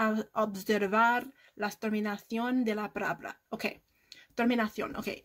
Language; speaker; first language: Spanish; non-native, learner; English